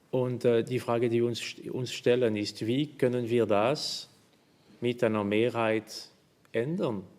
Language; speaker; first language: German; non-native, local second language; French